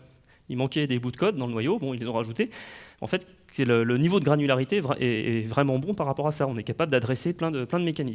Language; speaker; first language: French; native; French